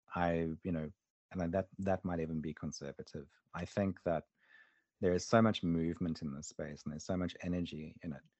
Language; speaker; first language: English; native; English